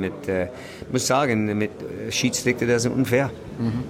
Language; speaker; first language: German; non-native, learner; English